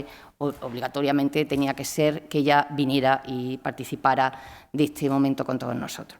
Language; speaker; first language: Spanish; native; Spanish